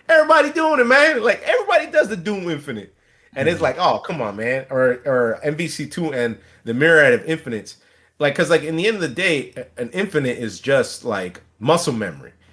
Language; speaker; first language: English; native; English